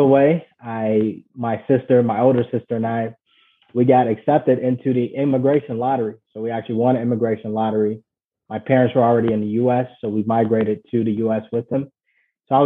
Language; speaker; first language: English; early bilingual, other home language; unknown